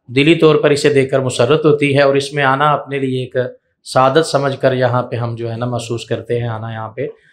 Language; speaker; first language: Urdu; non-native, local second language; Punjabi